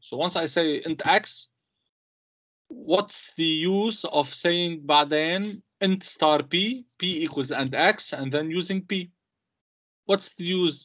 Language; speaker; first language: English; non-native, local second language; Arabic